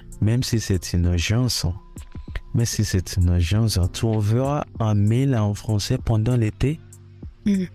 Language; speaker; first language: French; non-native, fluent; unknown